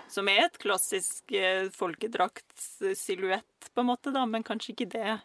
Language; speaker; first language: Norwegian; early bilingual, other home language; Russian